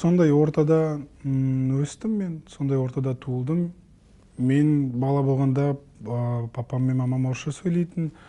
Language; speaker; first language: Kazakh; non-native, local second language; Russian